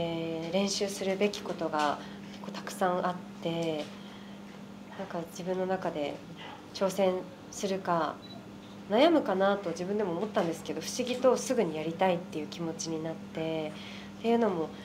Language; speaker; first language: Japanese; native; Japanese